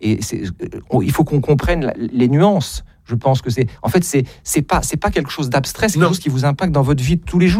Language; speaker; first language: French; native; French